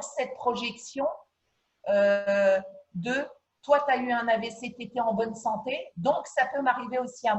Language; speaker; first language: French; native; French